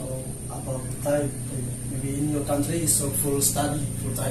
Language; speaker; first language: English; non-native, learner; Indonesian